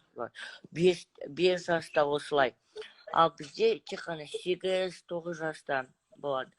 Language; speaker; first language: Kazakh; non-native, local second language; Russian